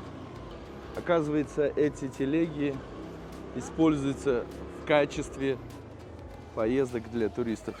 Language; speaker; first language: Russian; native; Russian